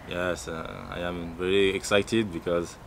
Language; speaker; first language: English; non-native, learner; French